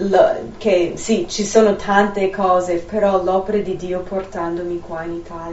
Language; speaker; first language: Italian; non-native, fluent; English